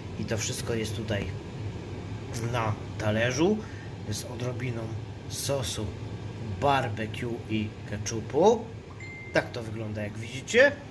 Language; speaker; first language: Polish; native; Polish